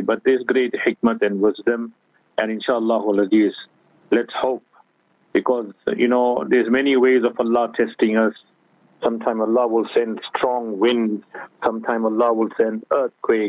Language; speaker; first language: English; native; English